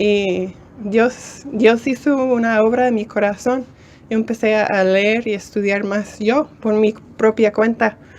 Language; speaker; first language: Spanish; non-native, fluent; English